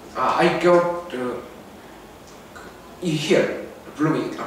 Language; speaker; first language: English; non-native, learner; Korean